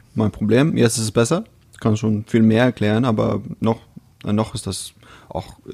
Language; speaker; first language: German; non-native, fluent; Russian